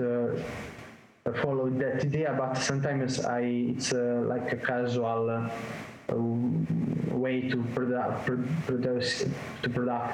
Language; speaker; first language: English; non-native, learner; Italian